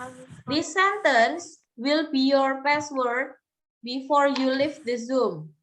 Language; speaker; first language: English; non-native, learner; Indonesian